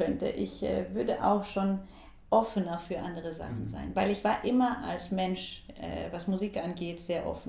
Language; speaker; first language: German; non-native, fluent; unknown